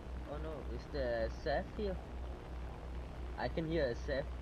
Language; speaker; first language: English; non-native, fluent; German